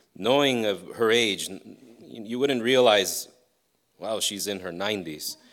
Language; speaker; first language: English; early bilingual, other home language; Spanish